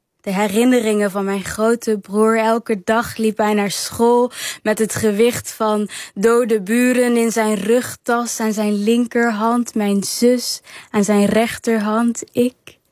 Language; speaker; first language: Dutch; native; Dutch